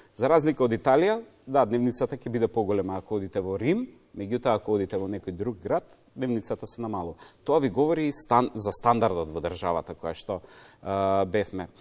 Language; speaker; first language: Macedonian; native; Macedonian